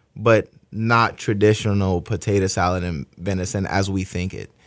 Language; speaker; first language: English; native; English